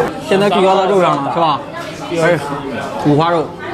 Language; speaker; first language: Chinese; native; Chinese